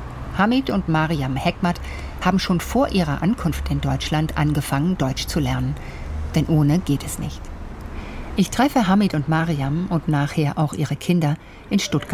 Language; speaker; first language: German; native; German